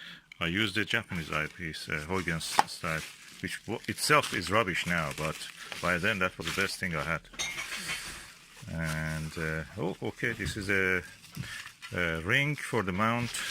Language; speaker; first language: English; non-native, fluent; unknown